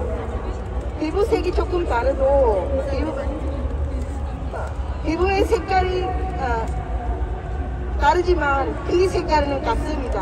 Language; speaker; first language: Korean; non-native, fluent; Sinhala